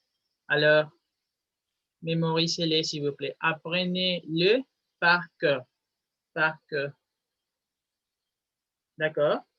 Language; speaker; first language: French; non-native, fluent; Spanish